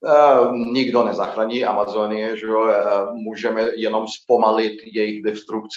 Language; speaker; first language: Czech; non-native, fluent; Portuguese